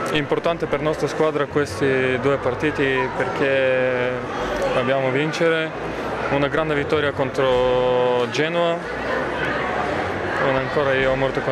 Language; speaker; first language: Italian; non-native, learner; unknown